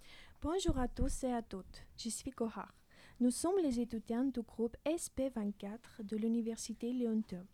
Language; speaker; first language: French; non-native, learner; Armenian